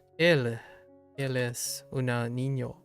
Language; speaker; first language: Spanish; non-native, learner; English